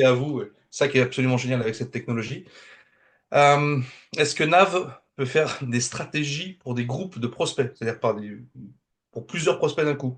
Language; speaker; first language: French; native; French